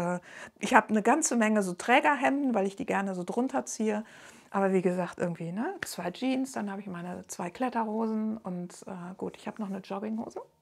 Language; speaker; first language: German; native; German